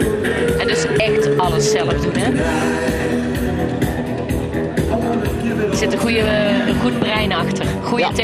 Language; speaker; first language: Dutch; native; Dutch